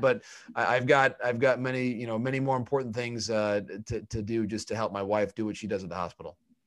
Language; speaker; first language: English; native; English